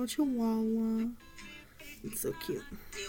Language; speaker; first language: English; native; English